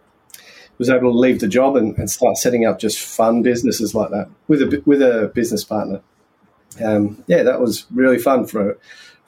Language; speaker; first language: English; native; English